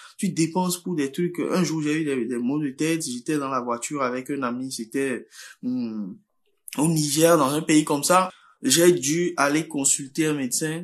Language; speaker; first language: French; non-native, local second language; Fon